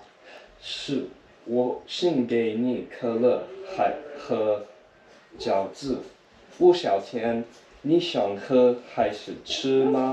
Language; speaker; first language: Chinese; non-native, learner; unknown